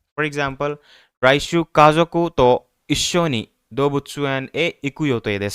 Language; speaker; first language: Japanese; non-native, fluent; Hindi